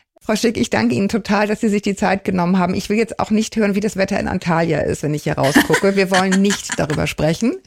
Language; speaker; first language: German; native; German